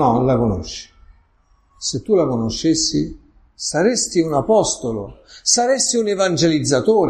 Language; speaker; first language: Italian; native; Italian